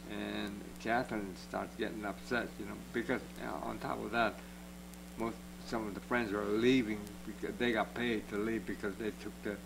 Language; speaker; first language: English; native; English